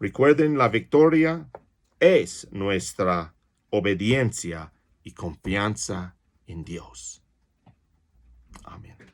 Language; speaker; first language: Spanish; non-native, fluent; English